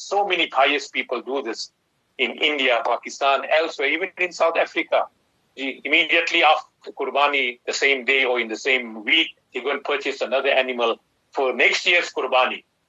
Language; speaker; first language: English; native; English